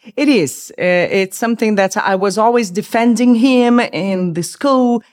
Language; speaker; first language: English; non-native, fluent; Portuguese